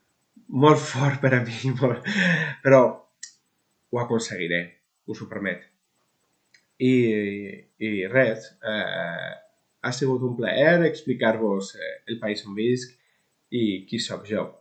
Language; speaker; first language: Catalan; non-native, local second language; Spanish